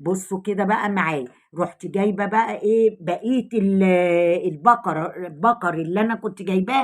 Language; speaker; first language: Arabic; native; Arabic